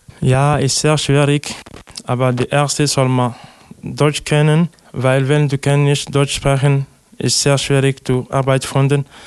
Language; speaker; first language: German; non-native, learner; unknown